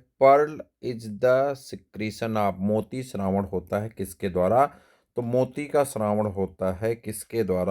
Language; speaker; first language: Hindi; native; Hindi